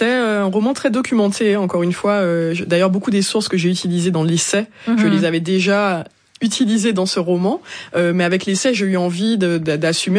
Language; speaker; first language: French; native; French